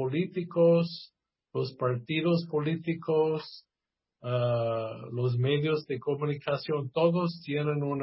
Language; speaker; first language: Spanish; non-native, fluent; English